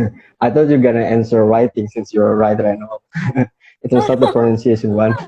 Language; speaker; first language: English; non-native, fluent; Indonesian